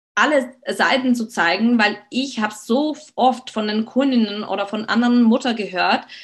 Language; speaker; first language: German; non-native, fluent; Slovak